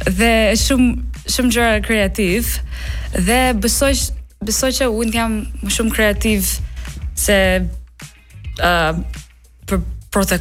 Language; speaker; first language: Albanian; non-native, learner; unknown